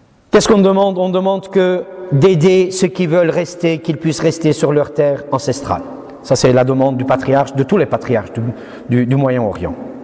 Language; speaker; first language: French; non-native, fluent; Syriac